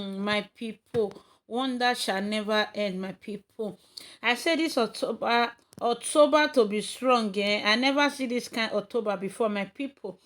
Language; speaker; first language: Nigerian Pidgin; native; Nigerian Pidgin